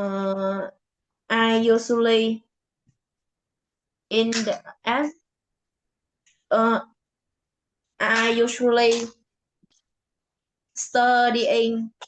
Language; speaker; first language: English; non-native, learner; Vietnamese